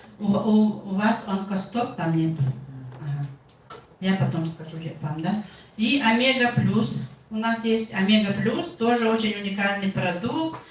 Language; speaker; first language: Russian; non-native, local second language; Yakut